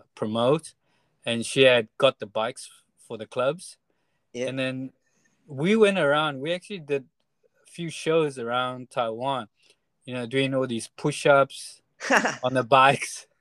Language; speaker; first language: English; non-native, fluent; Chinese